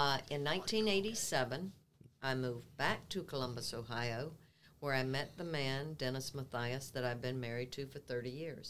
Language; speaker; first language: English; native; English